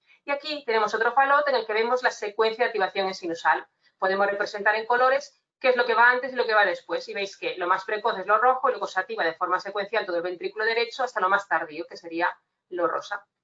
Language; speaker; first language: Spanish; native; Spanish